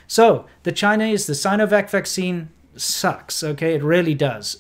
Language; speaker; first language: English; native; English